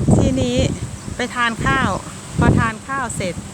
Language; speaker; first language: Thai; non-native, local second language; Northeastern Thai